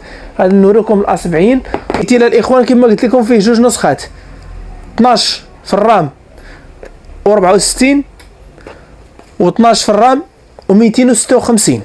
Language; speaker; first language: Arabic; native; Arabic